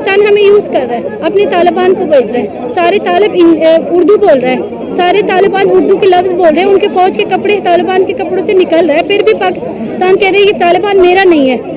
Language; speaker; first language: Hindi; non-native, fluent; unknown